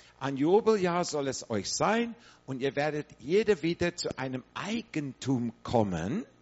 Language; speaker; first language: German; non-native, fluent; English